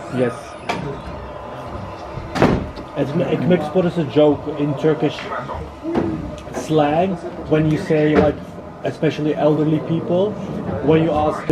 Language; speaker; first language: English; non-native, fluent; Turkish